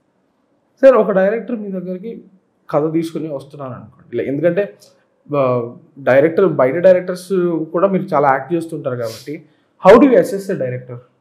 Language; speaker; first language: Telugu; native; Telugu